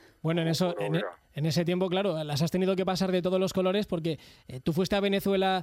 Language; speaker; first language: Spanish; native; Spanish